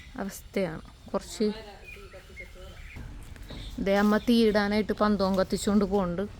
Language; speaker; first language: Malayalam; native; Malayalam